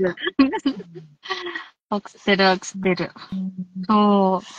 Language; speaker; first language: Japanese; non-native, local second language; Filipino